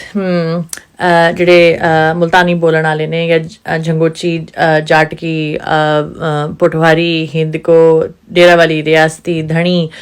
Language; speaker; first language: Punjabi; non-native, local second language; Urdu